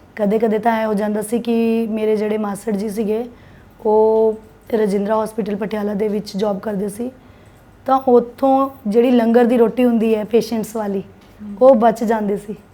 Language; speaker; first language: Punjabi; non-native, local second language; Hindi